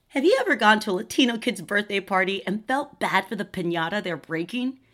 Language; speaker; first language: English; early bilingual, other home language; Spanish